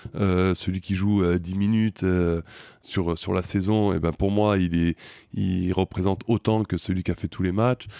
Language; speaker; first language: French; native; French